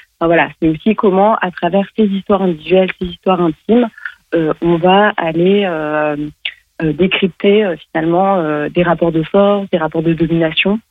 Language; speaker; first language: French; native; French